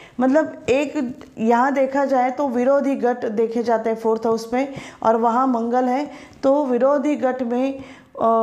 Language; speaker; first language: Hindi; non-native, local second language; Marathi